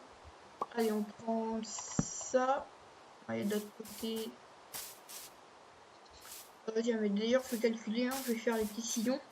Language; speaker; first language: French; native; French